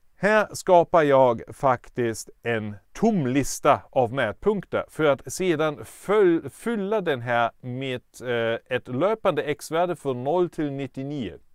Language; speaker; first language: Swedish; non-native, fluent; German